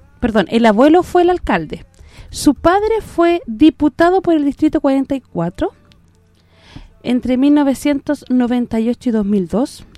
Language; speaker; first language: Spanish; native; Spanish